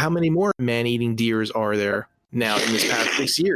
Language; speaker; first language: English; native; English